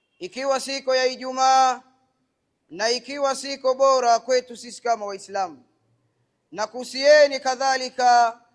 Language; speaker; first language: Swahili; non-native, local second language; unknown